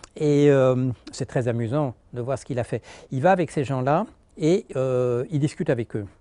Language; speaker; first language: French; native; French